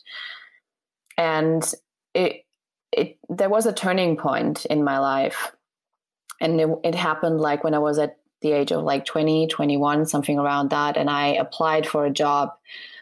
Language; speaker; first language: English; non-native, fluent; Serbian